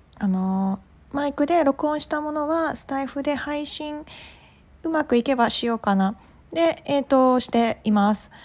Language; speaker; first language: Japanese; native; Japanese